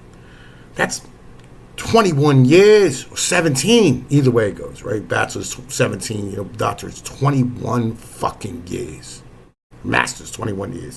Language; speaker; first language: English; native; English